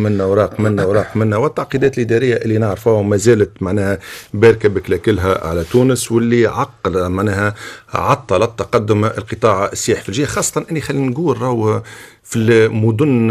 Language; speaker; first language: Arabic; native; Arabic